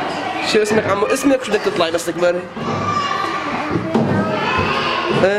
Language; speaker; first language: Arabic; native; Arabic